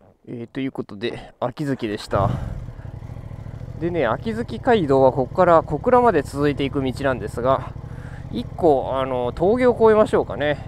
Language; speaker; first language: Japanese; native; Japanese